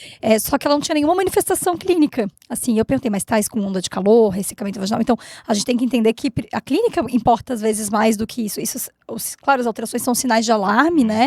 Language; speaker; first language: Portuguese; native; Portuguese